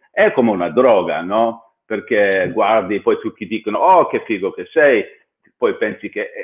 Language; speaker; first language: Italian; early bilingual, heritage; English